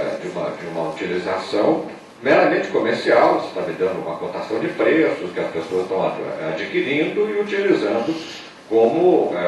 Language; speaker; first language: Portuguese; native; Portuguese